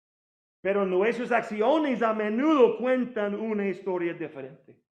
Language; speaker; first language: Spanish; non-native, learner; English